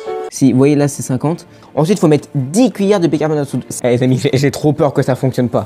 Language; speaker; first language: French; native; French